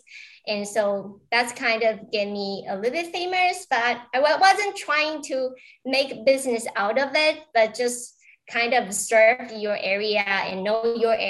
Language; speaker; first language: English; non-native, fluent; Chinese